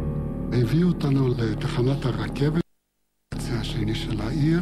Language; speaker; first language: Hebrew; non-native, fluent; Yiddish